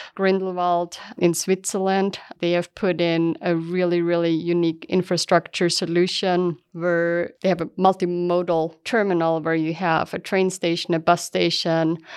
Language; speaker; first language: English; non-native, fluent; German